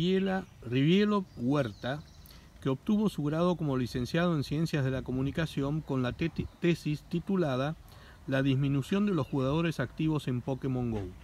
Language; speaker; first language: Spanish; native; Spanish